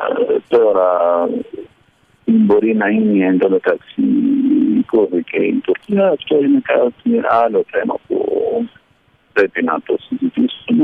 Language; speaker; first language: Greek; early bilingual, heritage; Greek